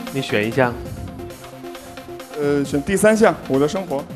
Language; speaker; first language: Chinese; native; Chinese